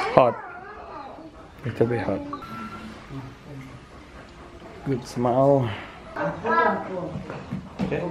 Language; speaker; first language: English; non-native, learner; Balinese